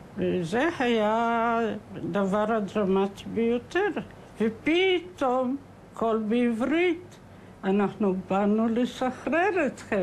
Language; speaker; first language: Hebrew; non-native, fluent; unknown